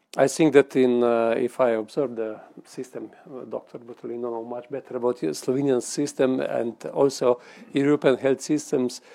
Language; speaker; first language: English; non-native, fluent; Slovenian